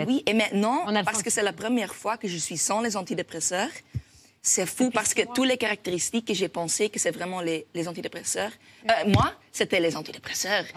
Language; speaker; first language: French; non-native, local second language; Dutch